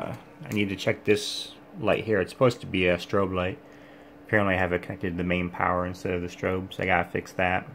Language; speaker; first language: English; native; English